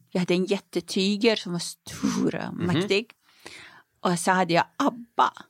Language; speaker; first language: Swedish; non-native, fluent; Persian